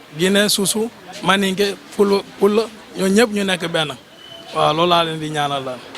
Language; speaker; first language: Wolof; non-native, fluent; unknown